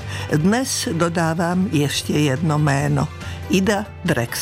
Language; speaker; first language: Czech; non-native, fluent; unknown